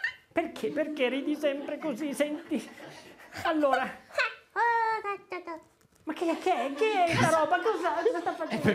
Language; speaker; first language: Italian; native; Italian